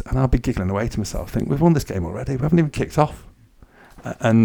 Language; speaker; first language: English; native; English